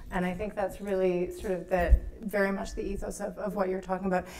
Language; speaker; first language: English; native; English